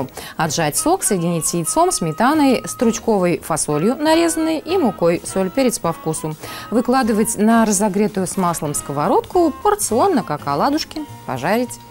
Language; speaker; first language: Russian; native; Russian